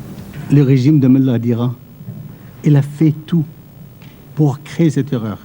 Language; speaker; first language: French; non-native, fluent; Arabic